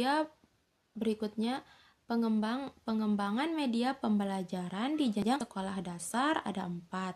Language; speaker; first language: Indonesian; native; Indonesian